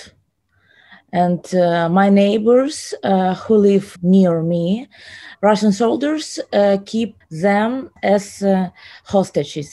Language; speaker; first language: English; non-native, learner; Ukrainian